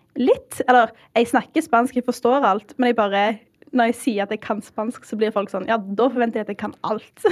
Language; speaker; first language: Norwegian; early bilingual, heritage; Norwegian